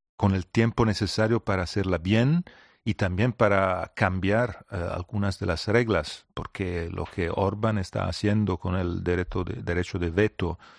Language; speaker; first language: Spanish; non-native, fluent; Italian